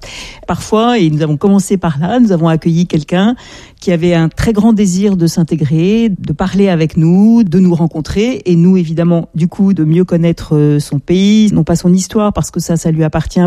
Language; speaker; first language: French; native; French